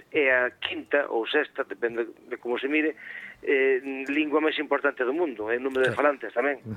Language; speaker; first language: Galician; native; Galician